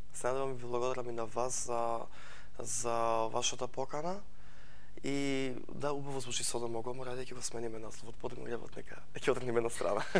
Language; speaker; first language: Macedonian; native; Macedonian